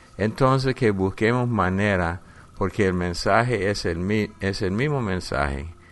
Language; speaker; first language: Spanish; non-native, fluent; English